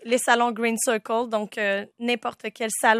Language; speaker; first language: French; native; French